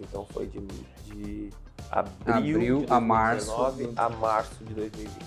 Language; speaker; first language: Portuguese; native; Portuguese